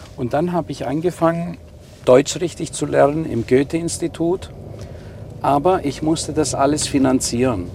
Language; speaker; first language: German; non-native, fluent; Greek